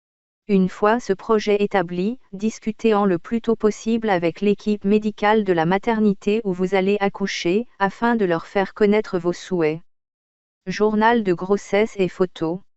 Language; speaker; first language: French; native; French